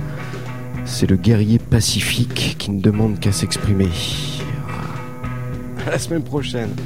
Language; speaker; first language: French; native; French